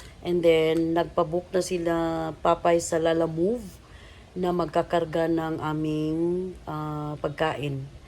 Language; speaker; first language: Filipino; native; Filipino